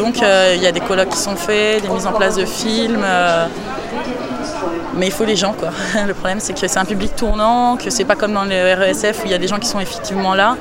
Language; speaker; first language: French; native; French